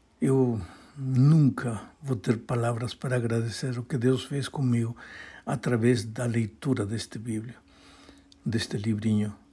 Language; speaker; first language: Portuguese; non-native, fluent; Spanish